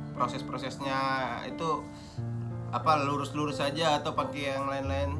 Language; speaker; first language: Indonesian; native; Indonesian